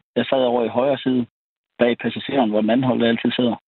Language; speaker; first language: Danish; native; Danish